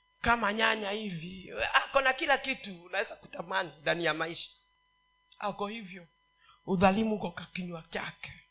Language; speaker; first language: Swahili; non-native, local second language; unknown